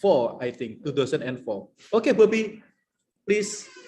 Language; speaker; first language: English; non-native, learner; Indonesian